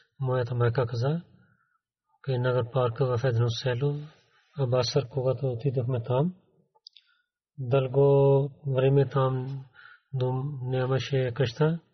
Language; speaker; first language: Bulgarian; non-native, learner; Urdu